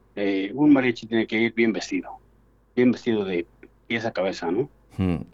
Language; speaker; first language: Spanish; native; Spanish